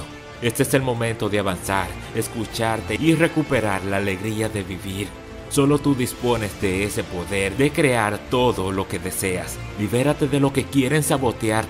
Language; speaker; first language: Spanish; native; Spanish